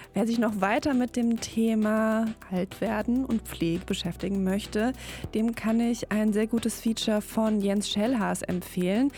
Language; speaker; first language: German; native; German